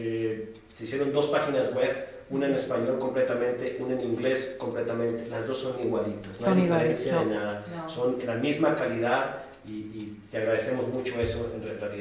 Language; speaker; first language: Spanish; native; Spanish